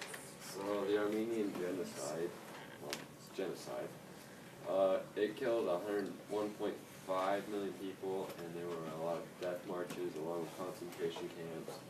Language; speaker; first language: English; native; English